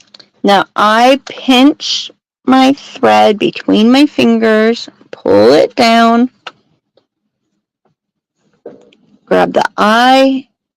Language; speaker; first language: English; native; English